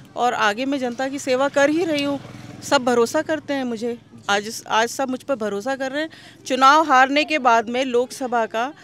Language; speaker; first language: Hindi; native; Hindi